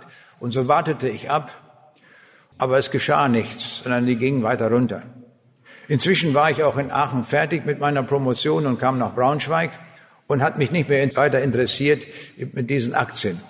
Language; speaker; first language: German; native; German